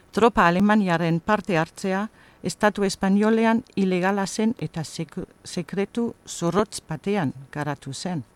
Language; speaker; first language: Basque; non-native, fluent; German